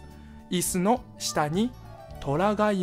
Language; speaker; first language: Japanese; non-native, fluent; Chinese